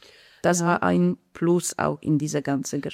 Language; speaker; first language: German; non-native, fluent; Polish